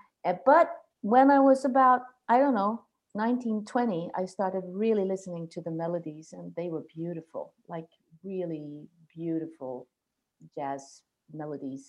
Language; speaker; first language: English; non-native, fluent; Swedish